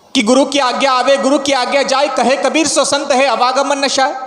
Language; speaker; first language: Hindi; non-native, local second language; Marathi